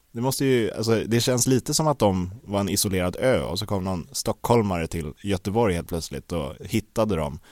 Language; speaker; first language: Swedish; native; Swedish